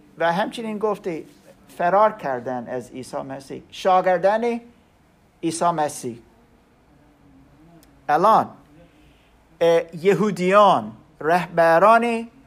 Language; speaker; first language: Persian; non-native, learner; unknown